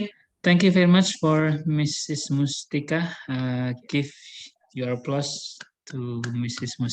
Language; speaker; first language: English; non-native, learner; Indonesian